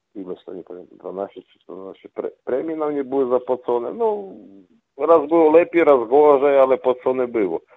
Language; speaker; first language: Polish; non-native, fluent; Russian